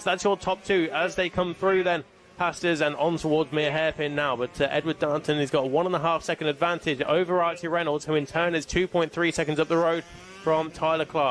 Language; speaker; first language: English; native; English